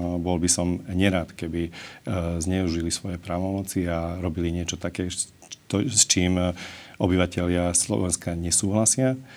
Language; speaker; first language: Slovak; non-native, local second language; Hungarian